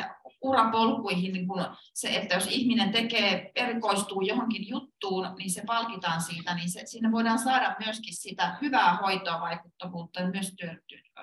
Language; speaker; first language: Finnish; native; Finnish